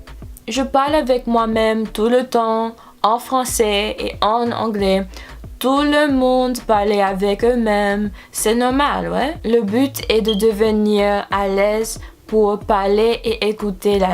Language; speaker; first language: French; non-native, learner; English